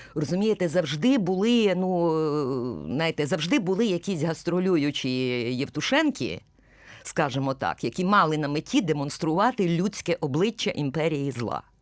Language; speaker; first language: Ukrainian; native; Ukrainian